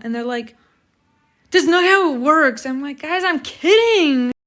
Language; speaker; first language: English; native; English